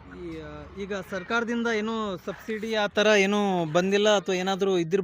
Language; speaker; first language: Kannada; native; Kannada